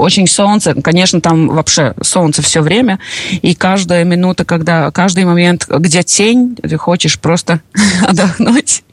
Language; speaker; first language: Russian; non-native, local second language; Latvian